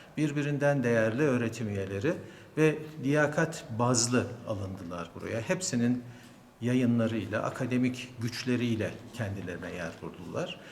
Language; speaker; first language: Turkish; native; Turkish